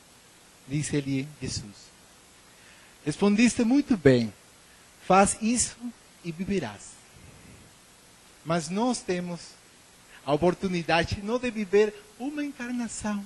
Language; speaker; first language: Portuguese; non-native, learner; Spanish